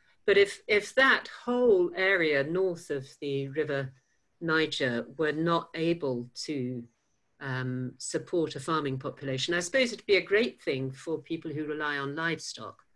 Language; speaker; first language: English; native; English